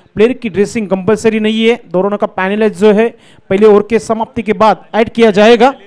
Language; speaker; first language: Hindi; non-native, local second language; Marathi